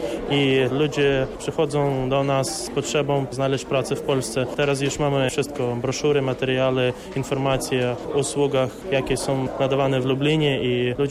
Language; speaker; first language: Polish; non-native, fluent; Ukrainian